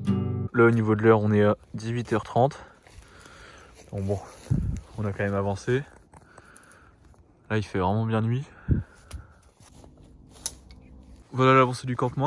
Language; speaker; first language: French; native; French